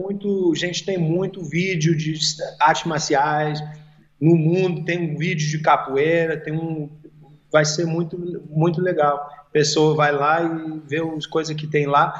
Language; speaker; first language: Portuguese; early bilingual, heritage; English